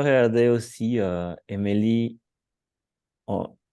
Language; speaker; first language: French; non-native, learner; Spanish